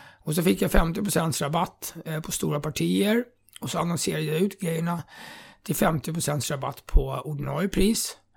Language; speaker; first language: Swedish; native; Swedish